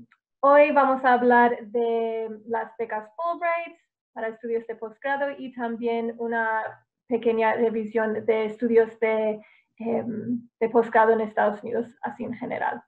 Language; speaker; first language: Spanish; non-native, fluent; English